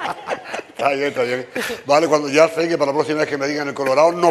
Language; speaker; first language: Spanish; native; Spanish